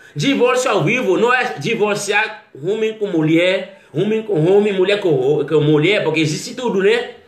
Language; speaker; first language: Portuguese; non-native, learner; Haitian Creole